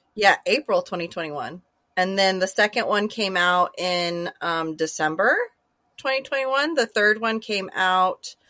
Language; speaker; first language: English; native; English